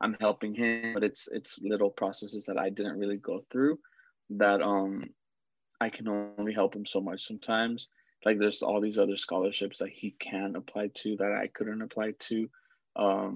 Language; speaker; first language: English; early bilingual, other home language; Spanish